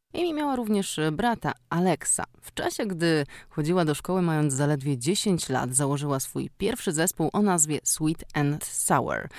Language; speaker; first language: Polish; native; Polish